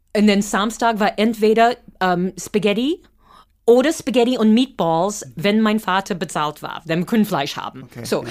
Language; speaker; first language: German; non-native, fluent; English